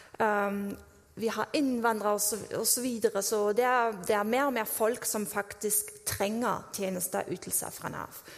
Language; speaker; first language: Norwegian; non-native, fluent; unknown